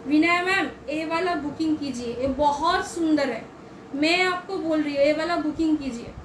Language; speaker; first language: Hindi; non-native, local second language; Bangla